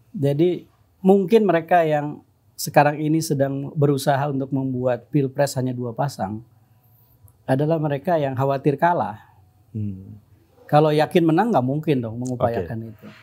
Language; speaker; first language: Indonesian; native; Indonesian